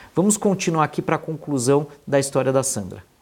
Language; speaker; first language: Portuguese; native; Portuguese